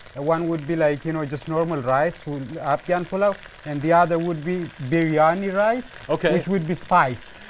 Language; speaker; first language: English; non-native, fluent; Pashto